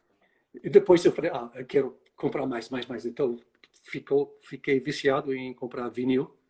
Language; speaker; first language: Portuguese; non-native, fluent; English